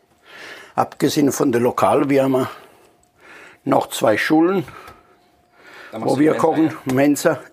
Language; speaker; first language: German; non-native, learner; Italian